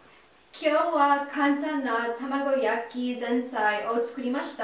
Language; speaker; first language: Japanese; non-native, learner; English